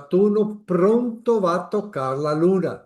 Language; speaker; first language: Spanish; non-native, fluent; German